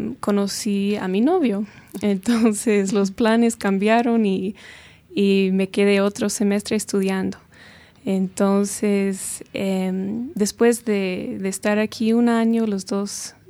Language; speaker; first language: Spanish; non-native, fluent; English